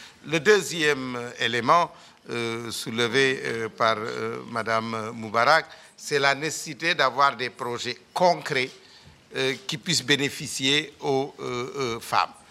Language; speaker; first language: French; non-native, local second language; Wolof